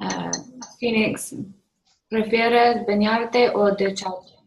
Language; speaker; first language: Spanish; non-native, learner; English